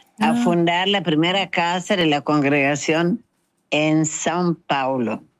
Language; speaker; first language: Spanish; non-native, fluent; Kabuverdianu